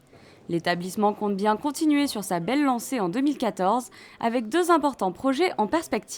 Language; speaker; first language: French; native; French